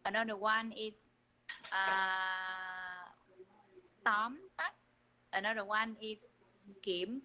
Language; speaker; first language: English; non-native, learner; Vietnamese